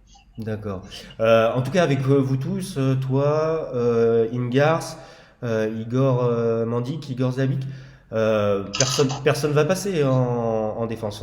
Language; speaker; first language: French; native; French